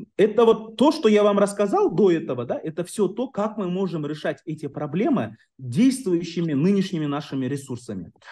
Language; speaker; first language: Russian; non-native, local second language; Kyrgyz